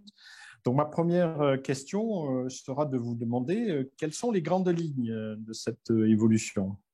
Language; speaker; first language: French; native; French